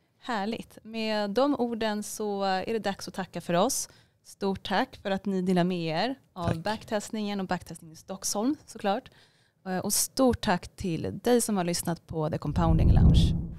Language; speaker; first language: Swedish; native; Swedish